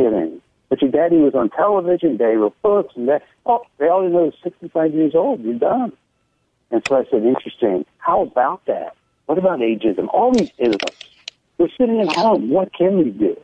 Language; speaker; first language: English; native; English